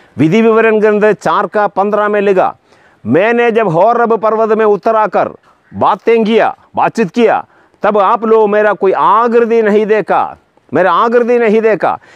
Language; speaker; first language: Hindi; non-native, local second language; Malayalam